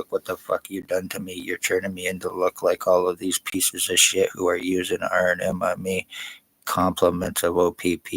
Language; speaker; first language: English; native; English